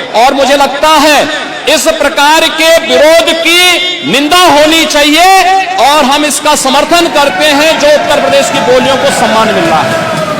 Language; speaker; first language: Hindi; native; Hindi